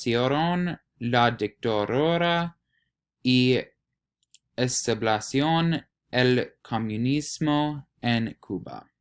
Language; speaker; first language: Spanish; non-native, learner; English